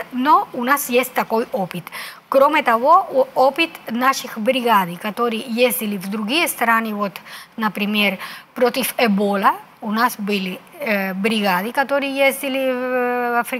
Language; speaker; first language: Russian; non-native, fluent; Spanish